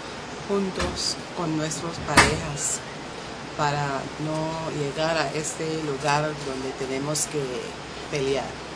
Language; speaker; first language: Spanish; non-native, local second language; English